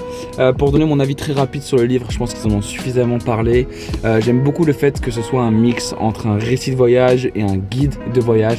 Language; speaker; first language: French; native; French